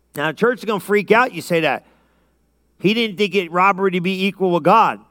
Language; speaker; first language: English; native; English